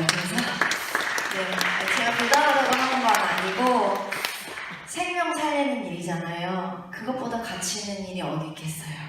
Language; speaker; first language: Korean; early bilingual, heritage; Korean